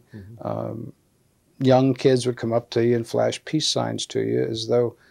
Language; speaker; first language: English; native; English